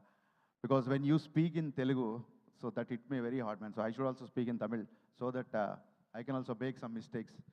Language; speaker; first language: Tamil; non-native, learner; Telugu